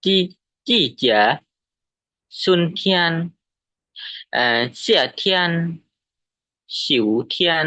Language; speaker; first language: Chinese; non-native, learner; Lao